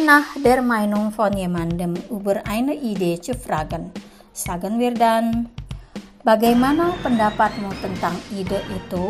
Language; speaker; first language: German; non-native, fluent; Indonesian